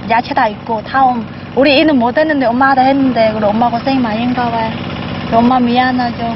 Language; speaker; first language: Korean; non-native, learner; Khmer